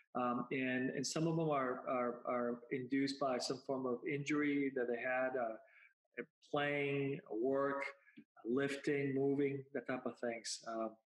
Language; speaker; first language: English; non-native, fluent; Spanish